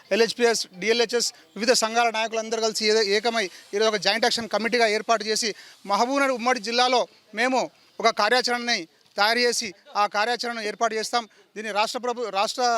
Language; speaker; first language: Telugu; non-native, local second language; Lambadi